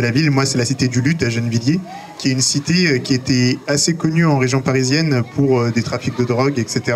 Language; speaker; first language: French; native; French